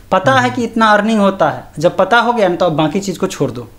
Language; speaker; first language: Hindi; native; Hindi